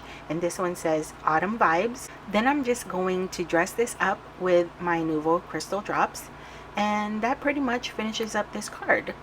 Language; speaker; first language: English; native; English